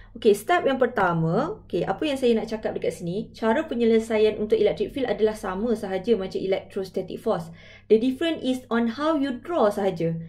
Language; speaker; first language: English; non-native, local second language; Malay